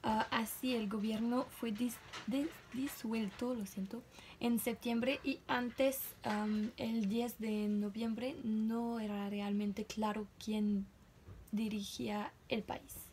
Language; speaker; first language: Spanish; non-native, learner; French